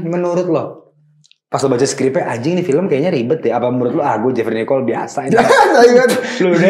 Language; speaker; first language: Indonesian; native; Indonesian